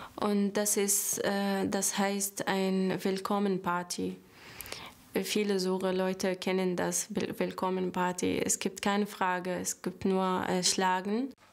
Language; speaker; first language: German; non-native, fluent; Arabic